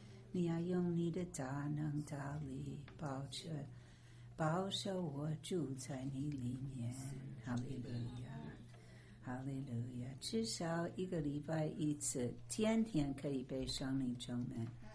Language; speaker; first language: Chinese; non-native, fluent; English